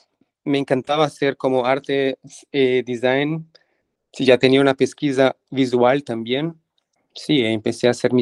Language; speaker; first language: Spanish; non-native, fluent; Portuguese